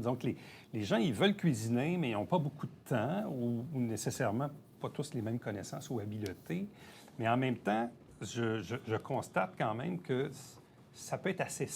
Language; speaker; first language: French; native; French